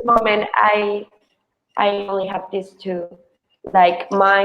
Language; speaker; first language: English; non-native, fluent; Spanish